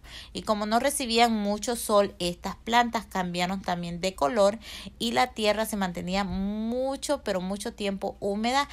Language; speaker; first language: Spanish; native; Spanish